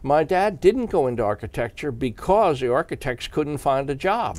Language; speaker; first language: English; native; English